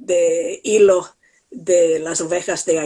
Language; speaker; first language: Spanish; non-native, fluent; English